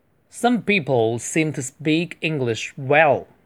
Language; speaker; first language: English; non-native, fluent; Chinese